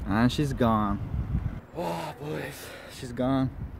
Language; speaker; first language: English; native; English